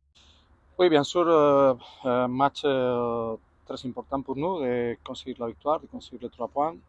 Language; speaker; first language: French; non-native, fluent; Spanish